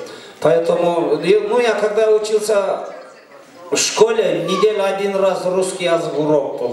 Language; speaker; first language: Russian; non-native, learner; Kyrgyz